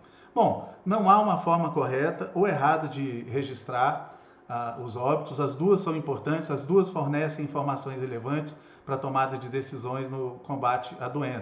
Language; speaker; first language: Portuguese; native; Portuguese